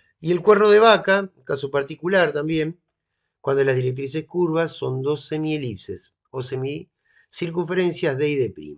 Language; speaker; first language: Spanish; native; Spanish